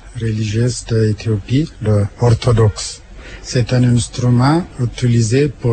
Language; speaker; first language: French; non-native, learner; Amharic